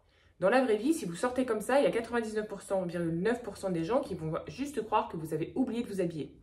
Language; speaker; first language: French; native; French